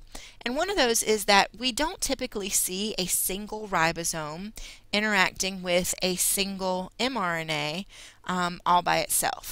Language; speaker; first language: English; native; English